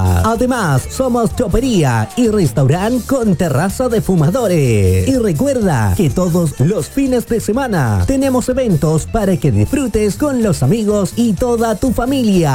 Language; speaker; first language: Spanish; native; Spanish